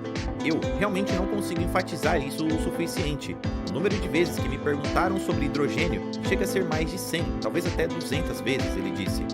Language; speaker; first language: Portuguese; native; Portuguese